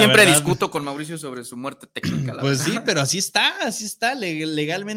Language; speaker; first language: Spanish; native; Spanish